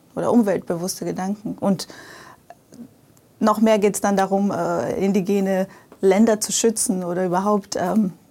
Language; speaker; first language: German; early bilingual, other home language; Portuguese